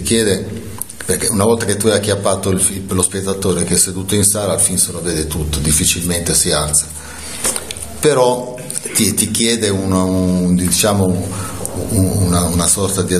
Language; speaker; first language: Italian; native; Italian